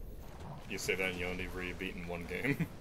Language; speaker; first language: English; native; English